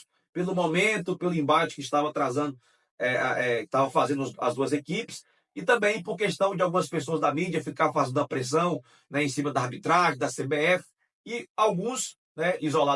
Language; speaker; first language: Portuguese; native; Portuguese